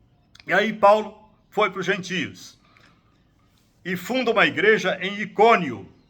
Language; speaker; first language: Portuguese; native; Portuguese